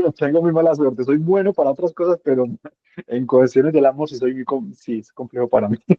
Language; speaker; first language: Spanish; native; Spanish